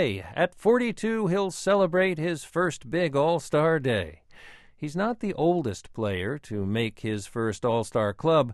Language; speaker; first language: English; native; English